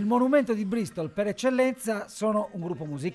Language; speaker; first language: Italian; native; Italian